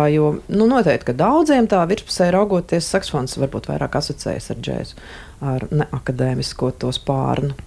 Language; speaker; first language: Latvian; native; Latvian